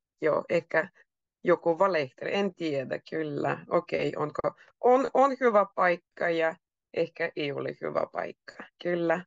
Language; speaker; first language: Finnish; native; Finnish